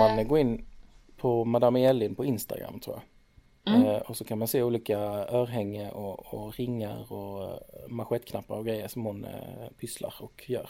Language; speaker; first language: Swedish; native; Swedish